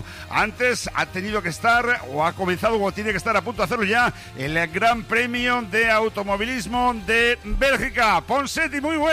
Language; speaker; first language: Spanish; native; Spanish